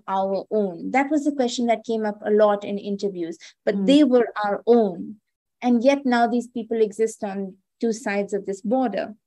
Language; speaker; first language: English; non-native, local second language; Hindi